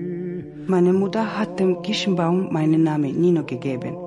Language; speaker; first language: German; non-native, learner; Georgian